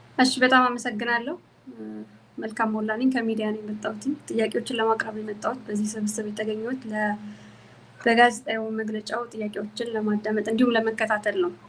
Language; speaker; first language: Amharic; native; Amharic